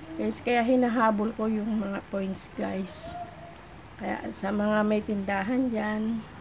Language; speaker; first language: Filipino; non-native, local second language; Bikol